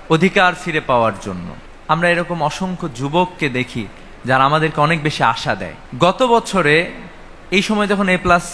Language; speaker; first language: Bangla; native; Bangla